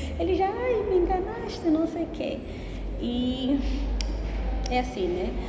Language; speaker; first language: Portuguese; native; Portuguese